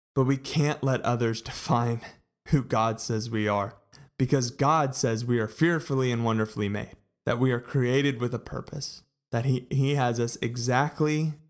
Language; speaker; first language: English; native; English